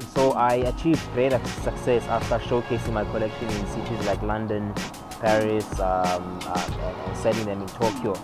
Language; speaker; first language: English; non-native, local second language; Xhosa